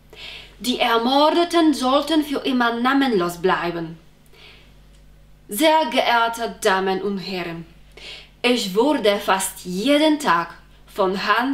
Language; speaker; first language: German; non-native, fluent; Polish